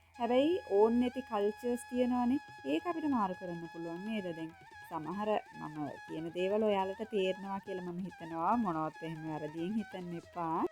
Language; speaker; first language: Sinhala; non-native, local second language; Tamil